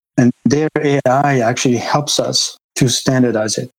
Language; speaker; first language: English; non-native, fluent; French